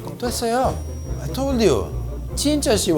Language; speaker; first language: Korean; non-native, learner; Italian